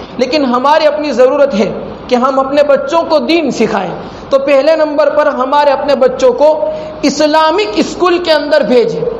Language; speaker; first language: Urdu; non-native, local second language; Gujarati